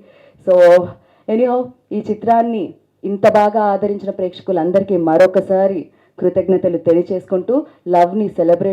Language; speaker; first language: Telugu; native; Telugu